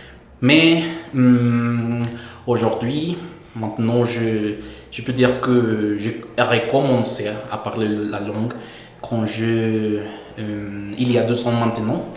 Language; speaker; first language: French; non-native, fluent; Spanish